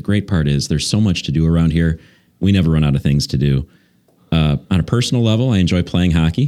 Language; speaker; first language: English; native; English